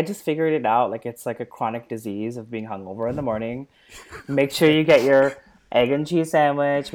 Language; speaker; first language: English; native; English